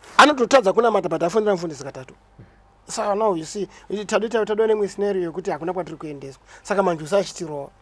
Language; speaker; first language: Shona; native; Shona